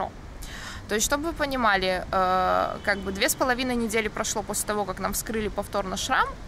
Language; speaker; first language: Russian; native; Russian